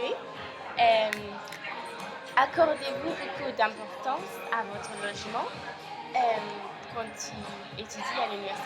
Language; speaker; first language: French; non-native, learner; English